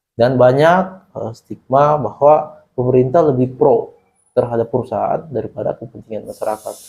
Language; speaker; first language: Indonesian; native; Indonesian